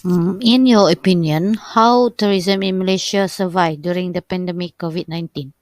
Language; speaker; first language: English; non-native, local second language; Malay